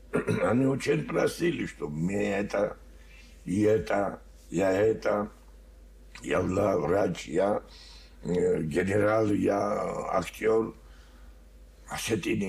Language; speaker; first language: Russian; non-native, learner; Georgian